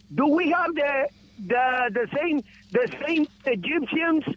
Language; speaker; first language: English; non-native, learner; Spanish